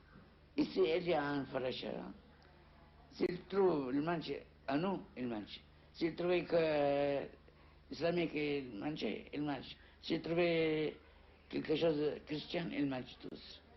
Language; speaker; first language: French; non-native, learner; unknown